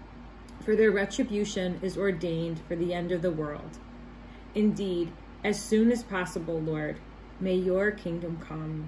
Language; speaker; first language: English; native; English